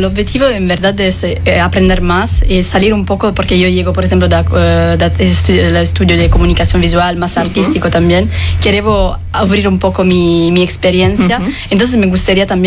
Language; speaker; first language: Spanish; non-native, fluent; Italian